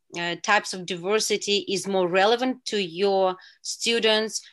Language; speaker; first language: English; non-native, fluent; Uzbek